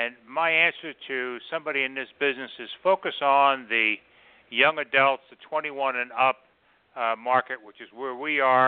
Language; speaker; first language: English; native; English